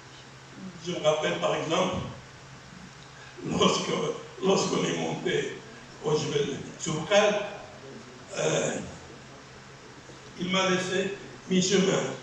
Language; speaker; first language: French; non-native, local second language; Arabic